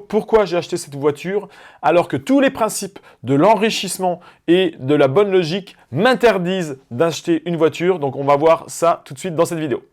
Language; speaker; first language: French; native; French